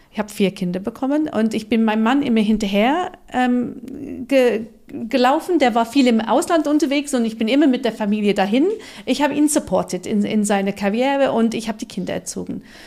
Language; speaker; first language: German; non-native, fluent; English